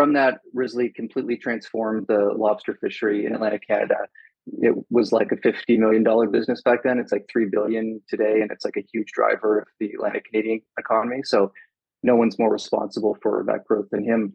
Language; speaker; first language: English; native; English